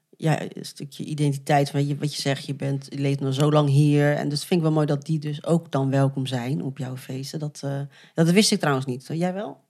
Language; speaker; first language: Dutch; native; Dutch